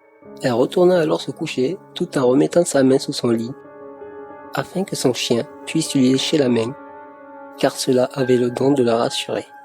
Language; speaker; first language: French; native; French